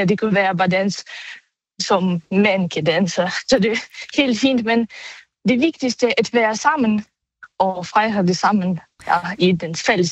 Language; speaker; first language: Danish; non-native, fluent; Ukrainian